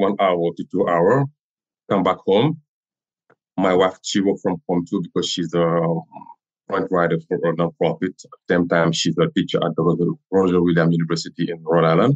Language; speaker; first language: English; non-native, learner; French